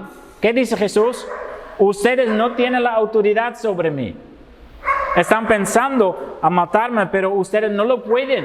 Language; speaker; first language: Spanish; non-native, fluent; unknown